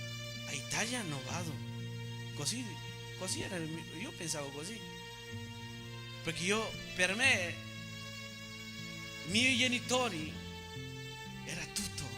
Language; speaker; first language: Italian; non-native, fluent; Spanish